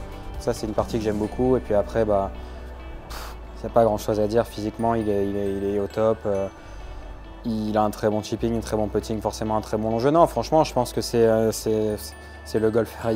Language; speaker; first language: French; native; French